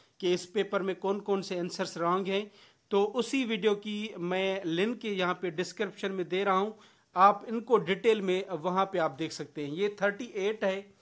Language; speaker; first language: Urdu; non-native, local second language; Sindhi